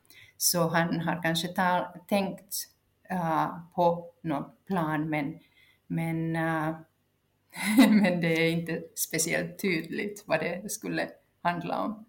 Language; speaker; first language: Swedish; non-native, local second language; Finnish